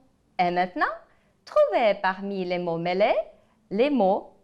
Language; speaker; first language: French; non-native, fluent; Ukrainian